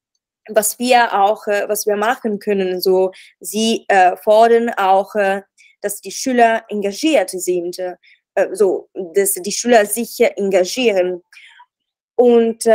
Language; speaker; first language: German; non-native, learner; Italian